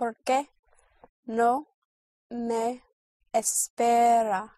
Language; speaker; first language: Spanish; non-native, learner; English